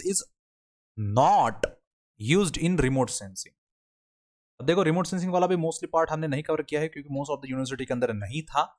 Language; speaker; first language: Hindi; non-native, local second language; Marathi